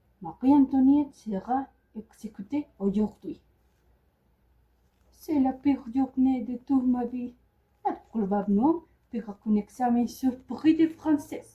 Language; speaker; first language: French; non-native, learner; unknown